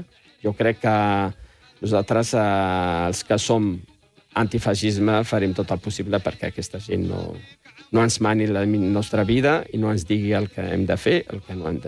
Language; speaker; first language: Catalan; non-native, fluent; Riffian